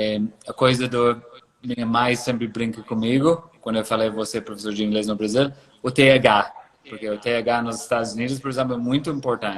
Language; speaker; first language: Portuguese; non-native, fluent; English